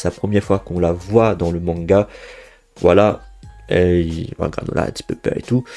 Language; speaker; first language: French; native; French